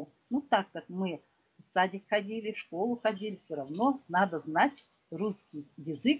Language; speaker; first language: Russian; non-native, local second language; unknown